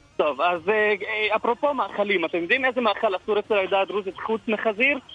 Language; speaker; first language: Hebrew; non-native, local second language; Arabic